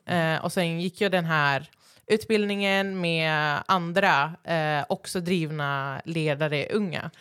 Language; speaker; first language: Swedish; early bilingual, other home language; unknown